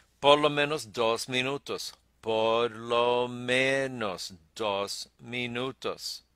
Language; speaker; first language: Spanish; early bilingual, heritage; Spanish